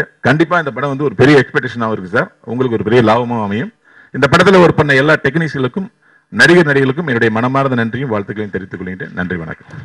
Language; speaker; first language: Tamil; native; Tamil